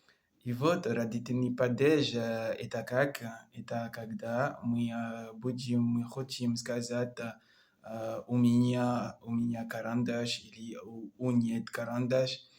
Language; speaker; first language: Russian; non-native, learner; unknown